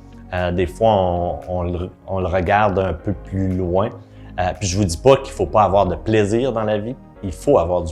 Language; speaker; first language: French; native; French